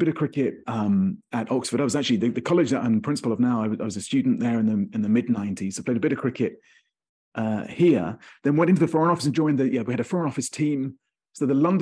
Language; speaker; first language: English; native; English